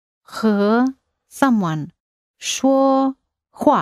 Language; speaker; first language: Chinese; non-native, learner; English